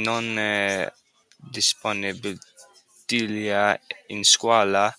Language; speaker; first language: Italian; non-native, learner; English